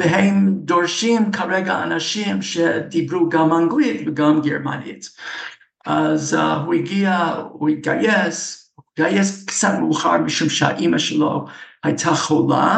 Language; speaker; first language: Hebrew; non-native, fluent; English